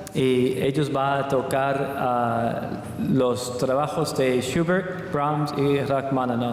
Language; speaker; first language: Spanish; non-native, learner; English